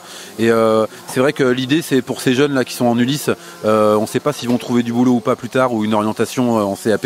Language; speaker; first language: French; native; French